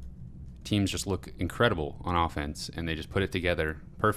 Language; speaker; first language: English; native; English